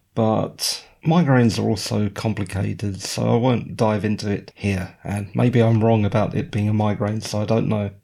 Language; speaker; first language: English; native; English